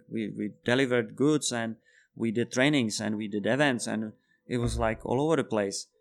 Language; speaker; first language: English; non-native, fluent; Czech